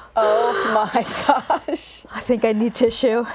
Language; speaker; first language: English; native; English